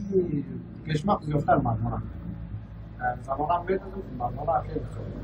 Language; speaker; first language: Persian; native; Persian